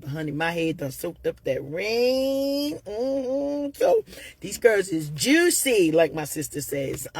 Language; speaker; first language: English; native; English